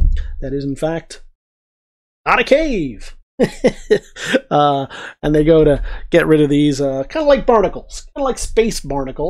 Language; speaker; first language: English; native; English